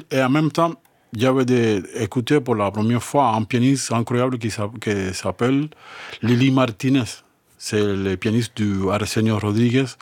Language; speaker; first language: French; non-native, learner; Spanish